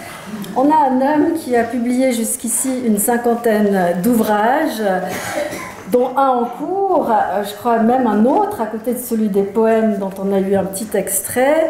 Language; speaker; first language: French; native; French